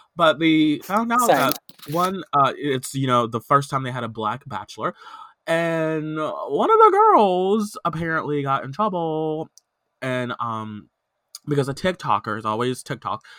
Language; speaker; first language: English; native; English